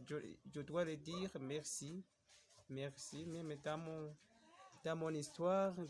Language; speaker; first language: French; non-native, local second language; Rundi